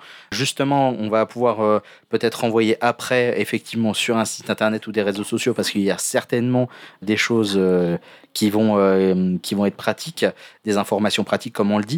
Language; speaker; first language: French; native; French